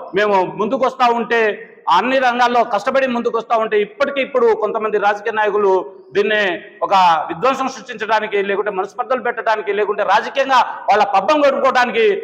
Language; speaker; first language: Telugu; non-native, local second language; Lambadi